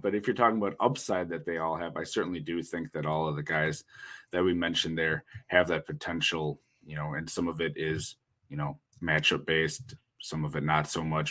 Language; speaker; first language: English; native; English